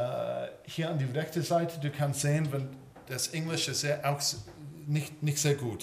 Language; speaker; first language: German; early bilingual, heritage; English